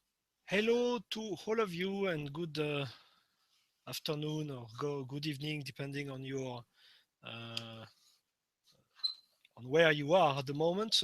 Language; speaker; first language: English; non-native, fluent; French